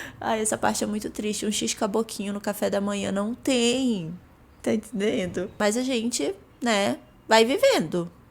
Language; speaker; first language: Portuguese; native; Portuguese